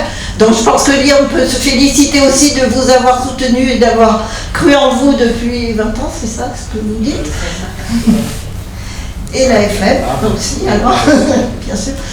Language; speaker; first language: French; native; French